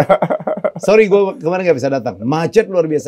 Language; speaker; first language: Indonesian; native; Indonesian